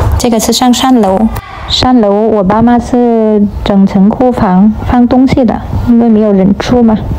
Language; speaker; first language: Chinese; non-native, fluent; Vietnamese